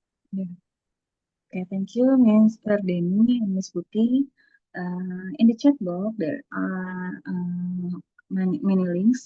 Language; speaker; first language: English; non-native, learner; Indonesian